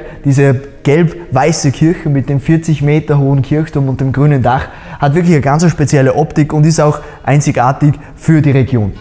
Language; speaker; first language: German; native; German